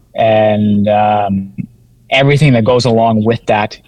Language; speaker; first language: English; native; English